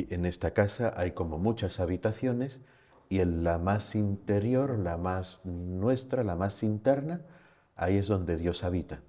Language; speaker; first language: Spanish; native; Spanish